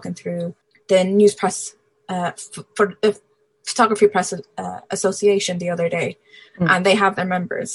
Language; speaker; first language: English; native; English